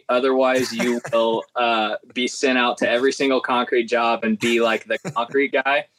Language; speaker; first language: English; native; English